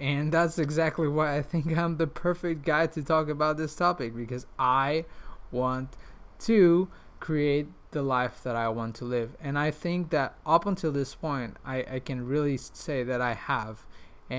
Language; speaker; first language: English; non-native, fluent; Spanish